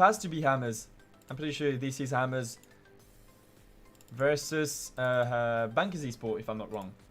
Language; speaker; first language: English; non-native, fluent; French